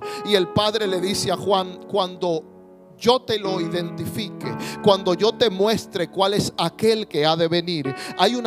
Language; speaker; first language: Spanish; native; Spanish